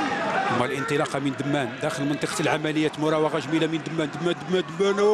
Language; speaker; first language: Arabic; native; Arabic